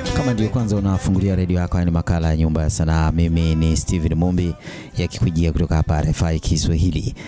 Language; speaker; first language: Swahili; native; Swahili